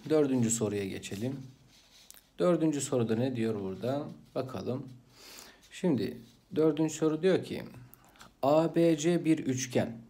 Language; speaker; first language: Turkish; non-native, fluent; Arabic